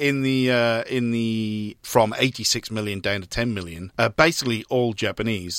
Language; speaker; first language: English; native; English